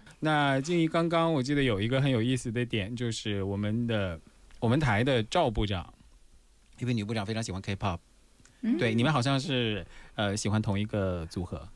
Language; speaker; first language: Chinese; native; Chinese